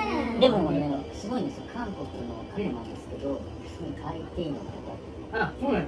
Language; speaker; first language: Japanese; native; Japanese